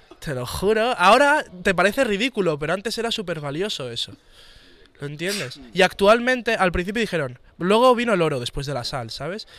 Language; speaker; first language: Spanish; native; Spanish